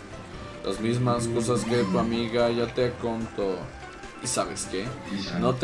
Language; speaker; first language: Spanish; native; Spanish